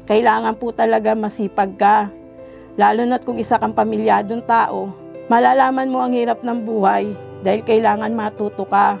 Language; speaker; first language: Filipino; native; Filipino